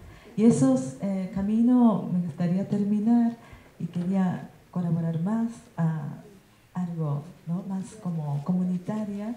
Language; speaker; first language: Spanish; non-native, learner; Japanese